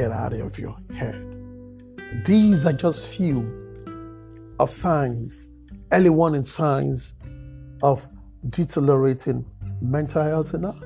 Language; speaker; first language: English; non-native, local second language; Yoruba